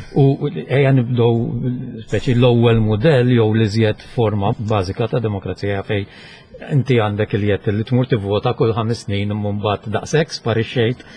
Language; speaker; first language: Maltese; native; Maltese